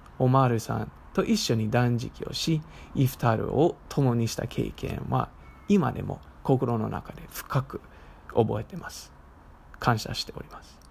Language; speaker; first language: Japanese; non-native, fluent; English